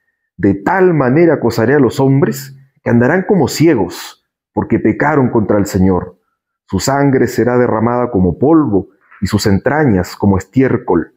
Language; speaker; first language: Spanish; native; Spanish